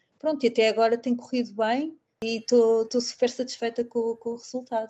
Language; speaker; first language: Portuguese; native; Portuguese